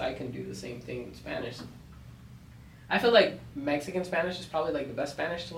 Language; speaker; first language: English; native; English